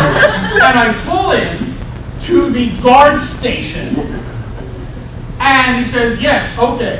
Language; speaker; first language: English; native; English